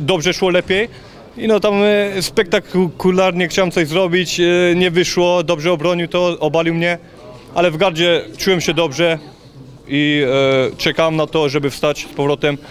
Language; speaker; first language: Polish; early bilingual, heritage; Polish